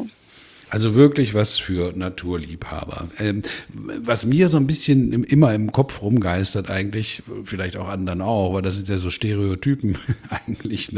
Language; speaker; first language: German; native; German